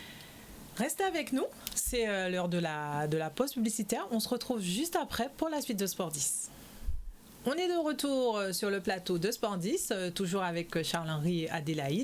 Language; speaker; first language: French; native; French